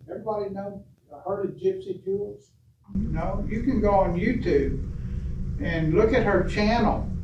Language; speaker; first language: English; native; English